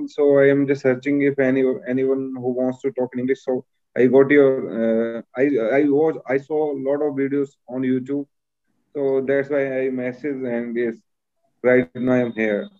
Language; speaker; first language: English; non-native, local second language; Hindi